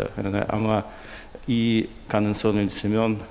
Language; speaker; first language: Korean; non-native, learner; Russian